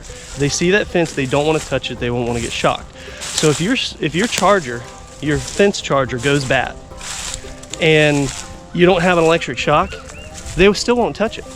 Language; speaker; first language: English; native; English